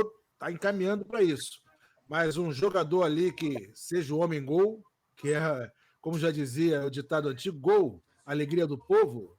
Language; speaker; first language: Portuguese; native; Portuguese